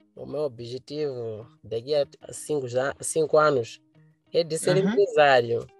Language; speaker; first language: Portuguese; non-native, local second language; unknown